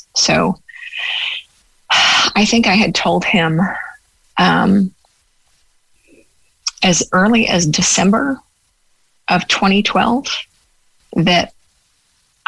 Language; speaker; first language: English; native; English